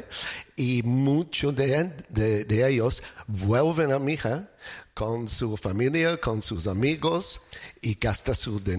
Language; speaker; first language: Spanish; non-native, fluent; English